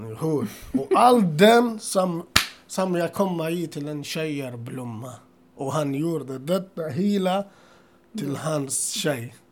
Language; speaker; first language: Swedish; non-native, learner; Assyrian Neo-Aramaic